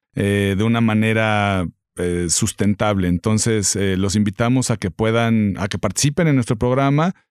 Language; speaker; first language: English; non-native, fluent; Spanish